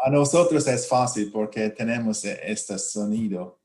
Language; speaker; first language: Spanish; non-native, learner; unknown